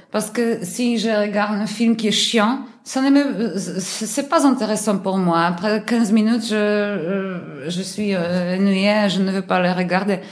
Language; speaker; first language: French; non-native, learner; Polish